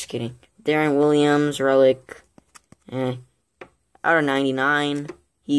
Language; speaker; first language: English; native; English